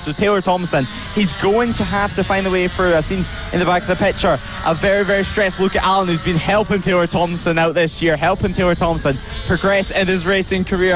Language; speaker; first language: English; native; English